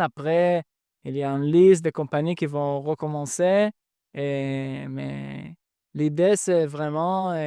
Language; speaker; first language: French; non-native, fluent; Hebrew